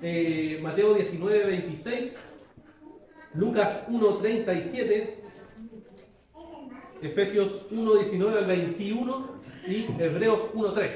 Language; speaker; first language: Spanish; native; Spanish